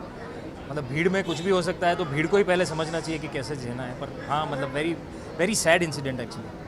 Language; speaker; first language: Hindi; native; Hindi